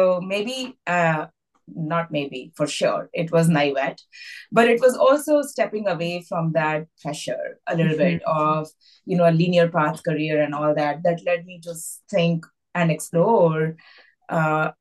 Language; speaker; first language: English; non-native, local second language; Hindi